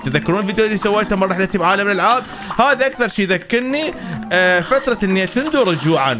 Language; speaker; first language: Arabic; native; Arabic